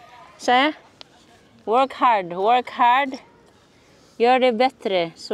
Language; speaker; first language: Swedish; non-native, learner; Filipino